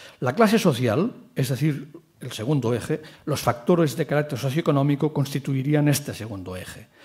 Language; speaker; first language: Spanish; non-native, local second language; Catalan